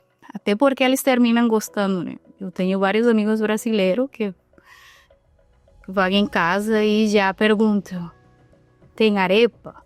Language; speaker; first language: Portuguese; non-native, fluent; Spanish